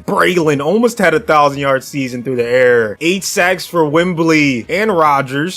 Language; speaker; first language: English; native; English